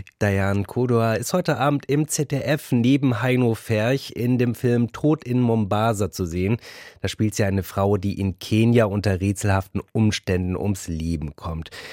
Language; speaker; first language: German; native; German